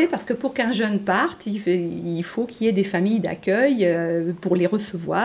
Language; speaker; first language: French; native; French